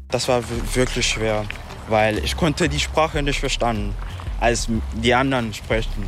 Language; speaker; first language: German; non-native, learner; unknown